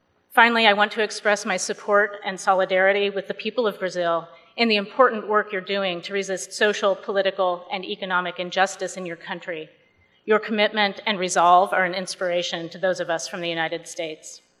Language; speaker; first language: English; native; English